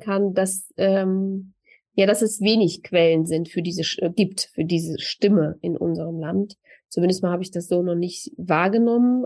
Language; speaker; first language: German; early bilingual, other home language; Russian